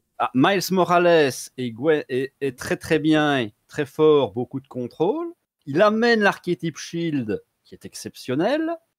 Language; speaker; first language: French; native; French